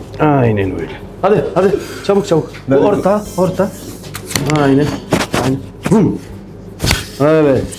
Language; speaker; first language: Turkish; non-native, learner; French